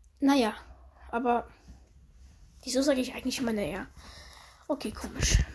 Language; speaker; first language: German; early bilingual, other home language; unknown